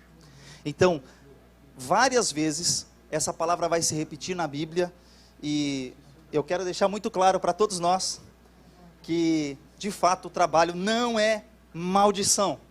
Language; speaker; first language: Portuguese; native; Portuguese